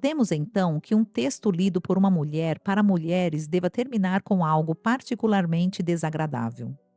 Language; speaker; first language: Portuguese; native; Portuguese